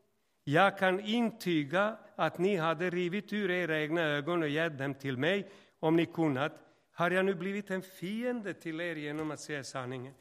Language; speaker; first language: Swedish; non-native, fluent; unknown